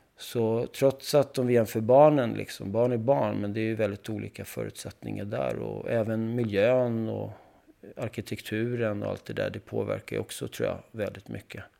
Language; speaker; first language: Swedish; early bilingual, other home language; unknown